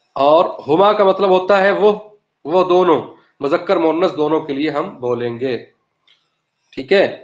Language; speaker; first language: Urdu; native; Urdu